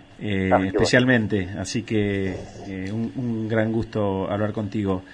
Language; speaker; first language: Spanish; native; Spanish